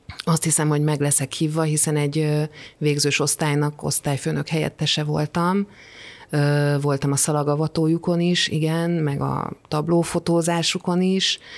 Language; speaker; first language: Hungarian; native; Hungarian